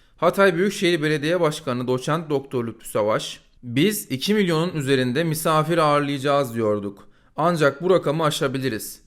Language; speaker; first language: Turkish; native; Turkish